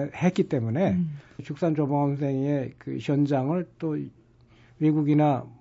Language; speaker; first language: Korean; native; Korean